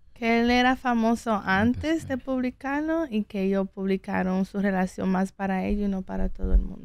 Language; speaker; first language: Spanish; native; Spanish